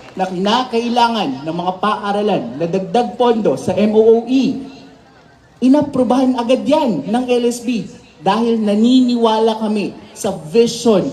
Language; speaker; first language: Filipino; native; Filipino